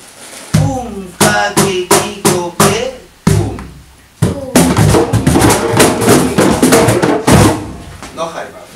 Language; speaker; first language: German; non-native, learner; Spanish